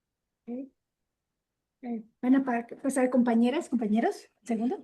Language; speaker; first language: Spanish; native; Spanish